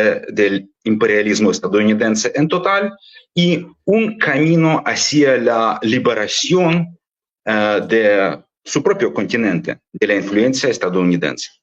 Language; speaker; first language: Spanish; non-native, fluent; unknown